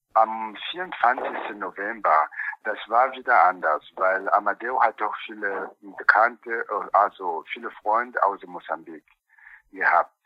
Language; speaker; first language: German; non-native, learner; Portuguese